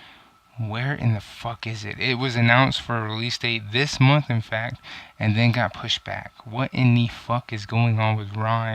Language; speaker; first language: English; native; English